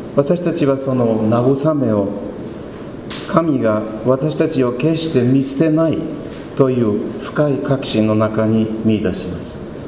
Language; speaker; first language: Japanese; non-native, fluent; German